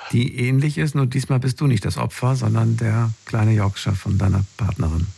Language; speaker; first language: German; native; German